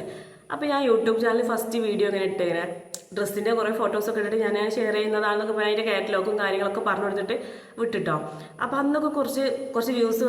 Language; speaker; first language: Malayalam; native; Malayalam